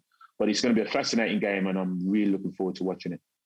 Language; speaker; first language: English; native; English